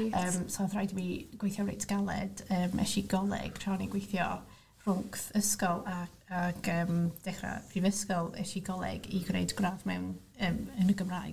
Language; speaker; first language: Welsh; non-native, local second language; English